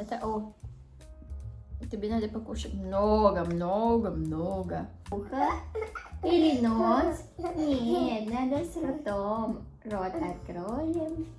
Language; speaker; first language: Russian; non-native, learner; Filipino